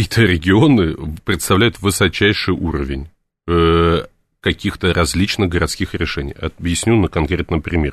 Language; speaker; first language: Russian; native; Russian